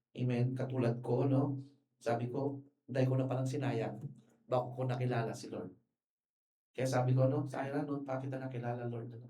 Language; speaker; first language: Filipino; non-native, local second language; Iloko